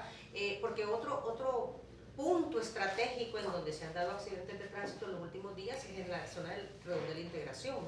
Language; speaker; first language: Spanish; native; Spanish